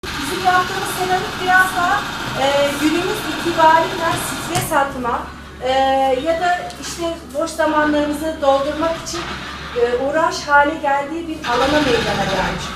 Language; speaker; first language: Turkish; native; Turkish